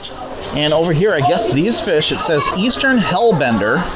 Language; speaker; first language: English; native; English